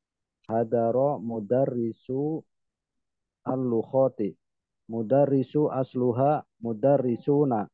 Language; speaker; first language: Arabic; non-native, learner; Indonesian